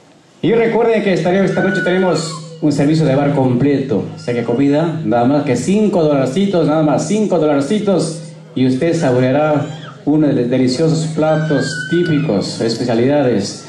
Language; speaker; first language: Spanish; native; Spanish